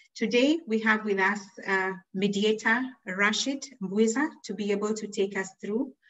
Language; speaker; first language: English; non-native, local second language; Swahili